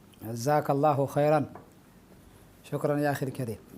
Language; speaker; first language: Arabic; non-native, fluent; Indonesian